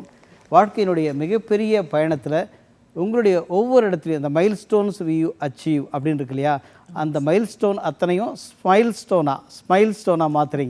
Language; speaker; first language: Tamil; native; Tamil